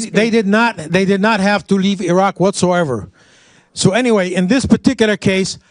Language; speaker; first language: English; non-native, fluent; Arabic